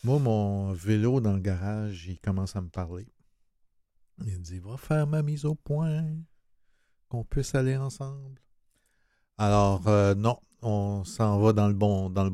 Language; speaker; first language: French; native; French